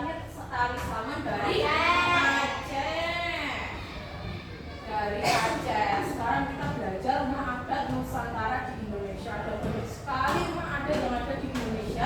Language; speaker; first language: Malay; non-native, local second language; Javanese